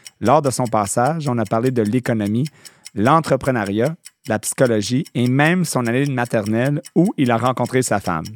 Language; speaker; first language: French; non-native, local second language; English